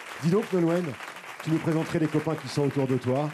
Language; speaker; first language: French; native; French